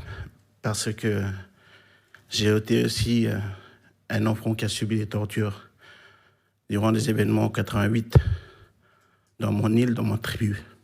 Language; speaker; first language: French; non-native, local second language; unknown